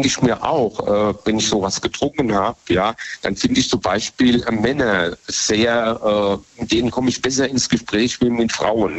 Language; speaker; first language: German; native; German